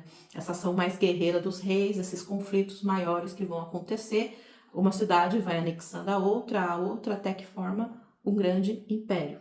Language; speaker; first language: Portuguese; native; Portuguese